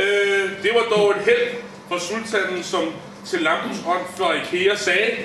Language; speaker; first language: Danish; native; Danish